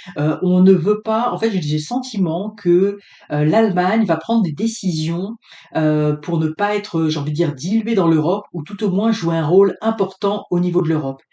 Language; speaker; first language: French; native; French